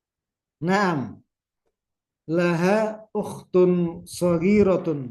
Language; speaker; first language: Arabic; non-native, fluent; Indonesian